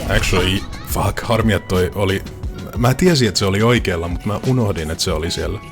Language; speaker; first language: Finnish; non-native, fluent; English